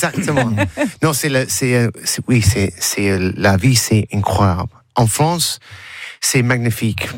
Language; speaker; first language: French; non-native, learner; English